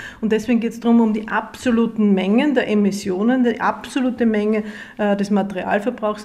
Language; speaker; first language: German; native; German